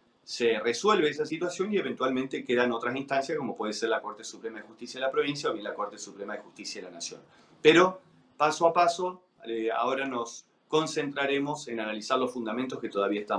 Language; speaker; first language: Spanish; native; Spanish